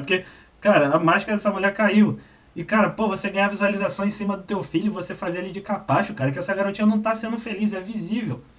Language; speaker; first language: Portuguese; native; Portuguese